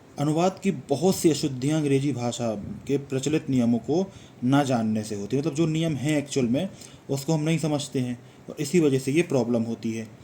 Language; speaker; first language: Hindi; native; Hindi